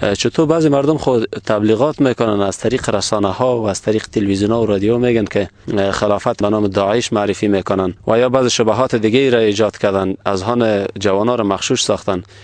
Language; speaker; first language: Persian; native; Persian